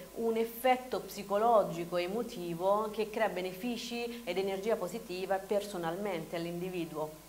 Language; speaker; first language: Italian; native; Italian